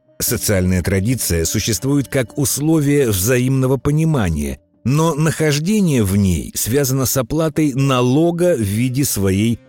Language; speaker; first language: Russian; native; Russian